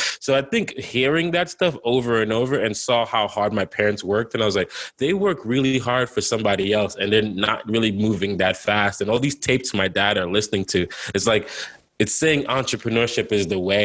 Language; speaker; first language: English; native; English